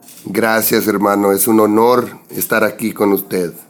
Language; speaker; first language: Spanish; early bilingual, heritage; English